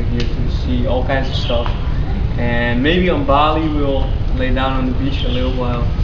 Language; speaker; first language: English; non-native, fluent; Dutch